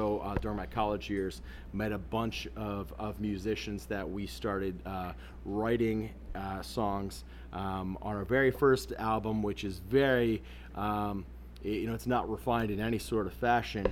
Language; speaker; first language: English; native; English